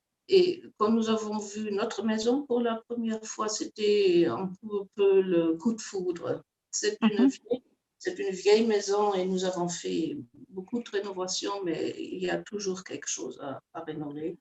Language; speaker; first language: French; non-native, fluent; German